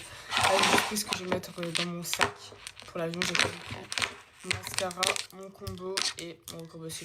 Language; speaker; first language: French; native; French